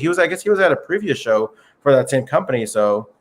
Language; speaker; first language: English; native; English